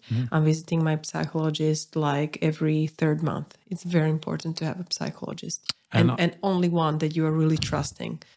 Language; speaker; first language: English; non-native, fluent; Slovak